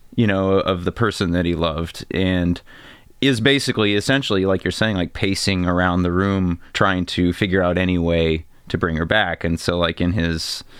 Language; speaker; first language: English; native; English